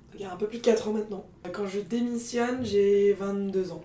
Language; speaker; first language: French; native; French